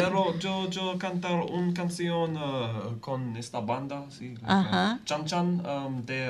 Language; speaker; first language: Spanish; non-native, learner; English